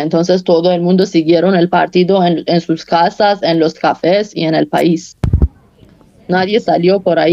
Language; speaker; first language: Spanish; non-native, fluent; Persian